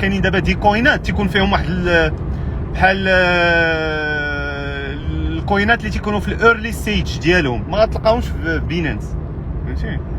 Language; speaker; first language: Arabic; native; Arabic